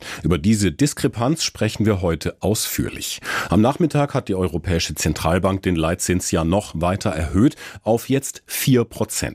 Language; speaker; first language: German; native; German